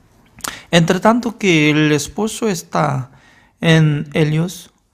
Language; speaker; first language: Spanish; non-native, fluent; Korean